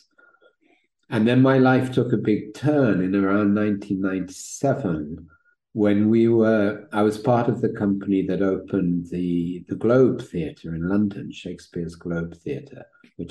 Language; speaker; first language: English; native; English